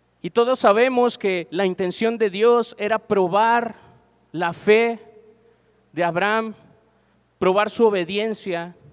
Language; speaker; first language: Spanish; native; Spanish